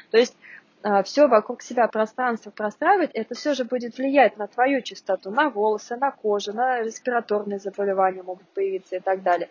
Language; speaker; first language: Russian; native; Russian